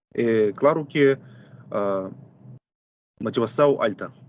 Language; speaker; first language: Portuguese; non-native, fluent; Russian